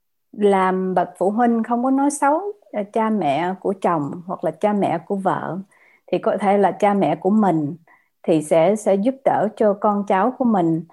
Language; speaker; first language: Vietnamese; native; Vietnamese